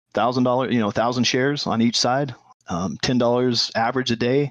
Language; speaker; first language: English; native; English